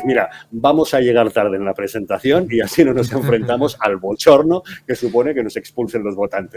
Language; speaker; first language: Spanish; native; Spanish